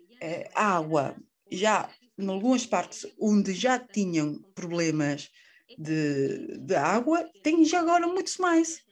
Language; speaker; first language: Portuguese; non-native, fluent; Spanish